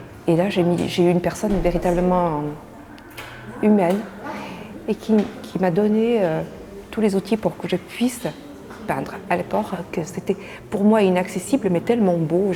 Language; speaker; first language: French; native; French